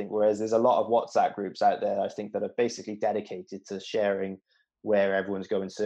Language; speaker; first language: English; native; English